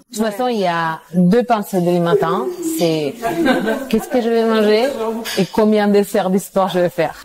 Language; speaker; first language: French; non-native, fluent; Spanish